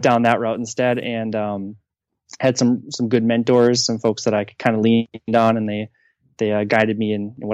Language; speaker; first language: English; native; English